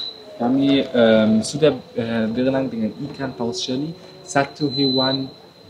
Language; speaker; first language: Indonesian; non-native, learner; German